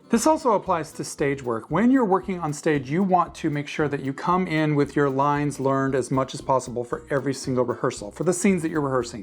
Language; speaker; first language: English; native; English